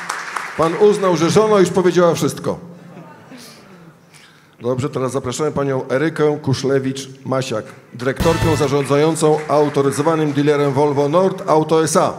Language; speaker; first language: Polish; native; Polish